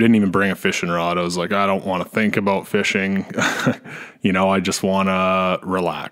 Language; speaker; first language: English; native; English